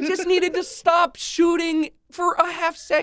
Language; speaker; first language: English; native; English